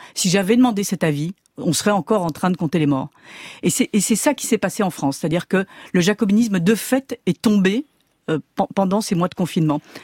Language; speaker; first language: French; native; French